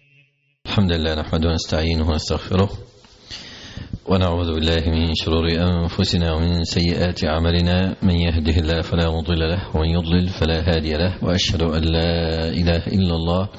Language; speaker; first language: Arabic; native; Arabic